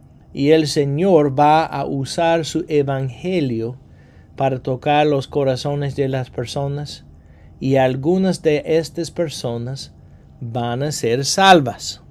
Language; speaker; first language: Spanish; non-native, fluent; English